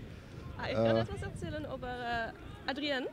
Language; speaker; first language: German; non-native, learner; Dutch